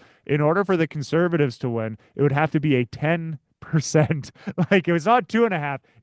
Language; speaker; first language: English; native; English